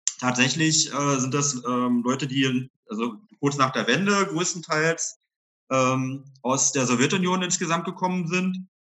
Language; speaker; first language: German; native; German